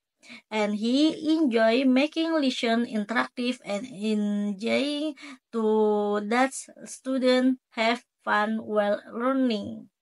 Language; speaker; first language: English; non-native, learner; Indonesian